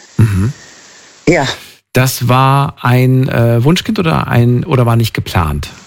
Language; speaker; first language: German; native; German